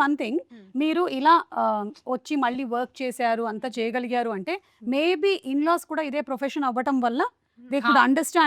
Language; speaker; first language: Telugu; native; Telugu